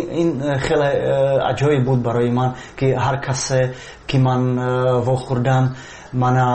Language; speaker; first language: Persian; non-native, learner; Czech